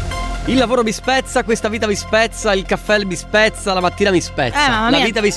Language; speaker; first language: Italian; native; Italian